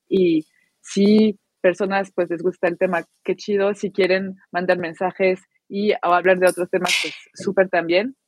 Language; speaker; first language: Spanish; non-native, fluent; French